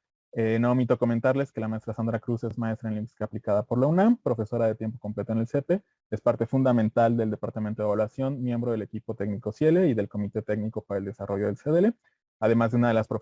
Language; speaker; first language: Spanish; native; Spanish